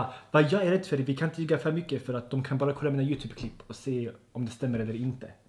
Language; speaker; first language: Swedish; native; Swedish